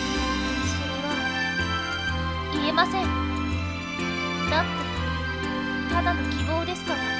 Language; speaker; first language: Japanese; native; Japanese